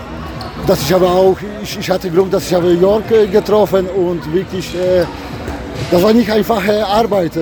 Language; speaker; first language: German; non-native, learner; Polish